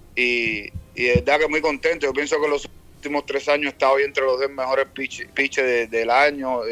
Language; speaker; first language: Spanish; native; Spanish